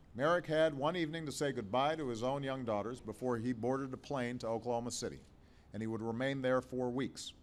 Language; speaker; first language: English; native; English